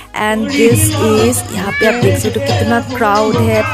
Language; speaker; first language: Hindi; non-native, local second language; Assamese